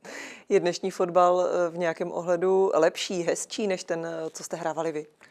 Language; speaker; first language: Czech; native; Czech